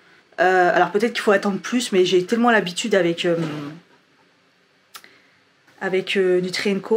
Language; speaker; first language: French; native; French